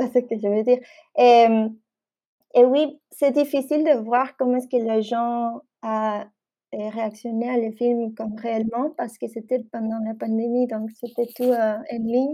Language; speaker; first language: French; non-native, fluent; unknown